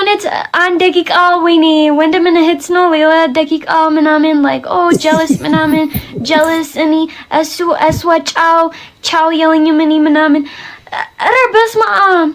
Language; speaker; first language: Amharic; early bilingual, heritage; Amharic